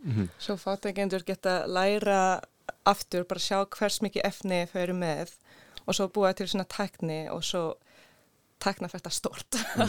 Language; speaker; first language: Icelandic; non-native, learner; Swedish